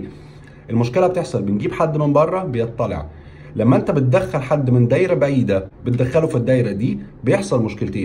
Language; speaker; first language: Arabic; native; Arabic